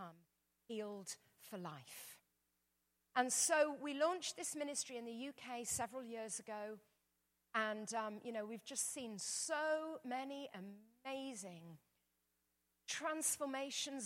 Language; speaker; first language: English; native; English